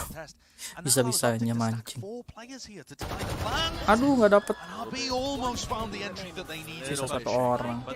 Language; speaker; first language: Indonesian; native; Indonesian